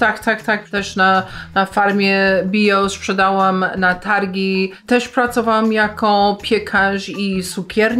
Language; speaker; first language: Polish; non-native, fluent; English